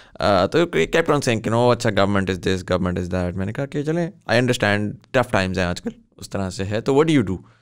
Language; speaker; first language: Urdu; native; Urdu